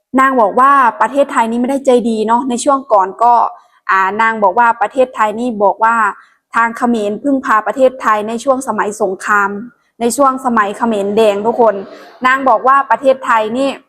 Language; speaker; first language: Thai; non-native, local second language; Northeastern Thai